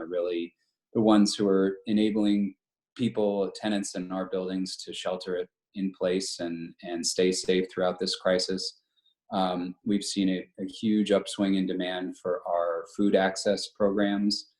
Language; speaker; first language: English; native; English